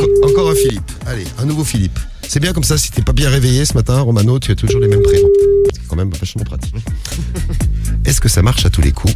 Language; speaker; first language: French; native; French